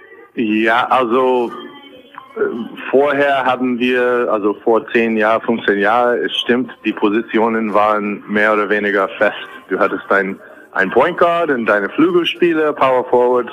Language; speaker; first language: German; non-native, fluent; English